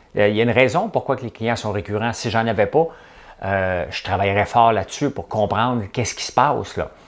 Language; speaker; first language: French; native; French